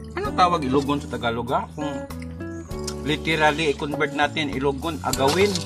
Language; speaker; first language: Filipino; non-native, local second language; Cebuano